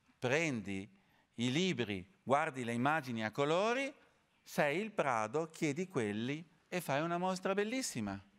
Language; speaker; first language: Italian; native; Italian